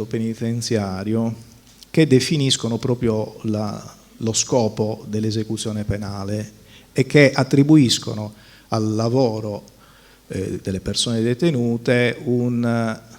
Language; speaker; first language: Italian; native; Italian